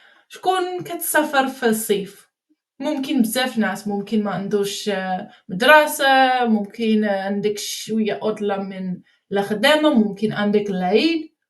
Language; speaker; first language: Arabic; non-native, learner; English